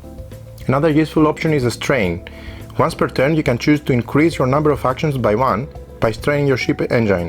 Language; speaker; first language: English; non-native, fluent; Greek